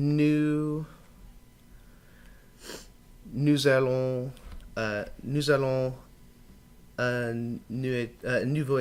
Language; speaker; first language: French; non-native, learner; English